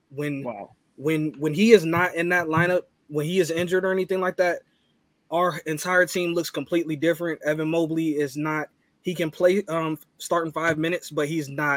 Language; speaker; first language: English; native; English